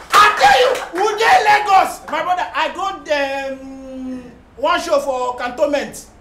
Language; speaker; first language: Nigerian Pidgin; non-native, local second language; Hausa